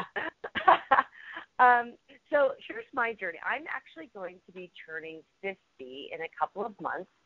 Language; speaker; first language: English; native; English